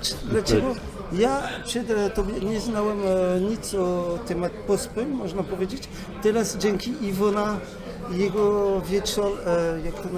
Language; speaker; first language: Polish; non-native, learner; French